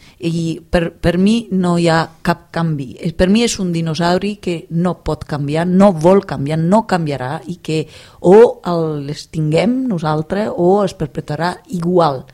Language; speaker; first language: Catalan; non-native, fluent; Italian